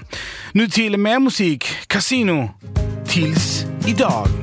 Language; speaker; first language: Swedish; native; Swedish